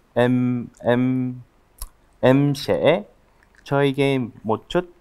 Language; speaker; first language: Vietnamese; non-native, learner; Korean